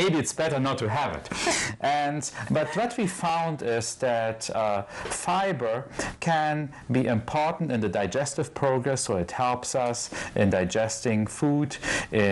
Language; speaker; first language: English; non-native, fluent; German